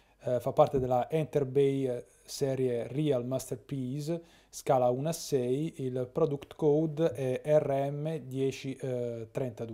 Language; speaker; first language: Italian; native; Italian